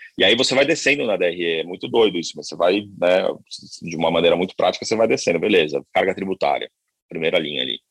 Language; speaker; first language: Portuguese; native; Portuguese